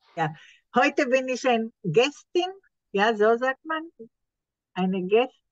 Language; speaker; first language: German; non-native, learner; Hebrew